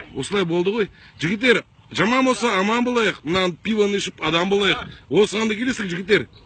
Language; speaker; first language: Kazakh; non-native, local second language; Russian